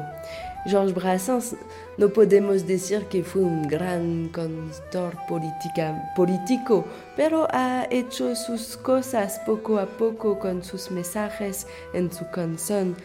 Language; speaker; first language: Spanish; non-native, fluent; French